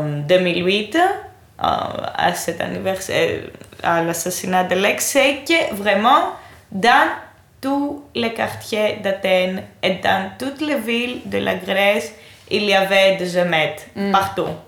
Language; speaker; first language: French; non-native, fluent; Greek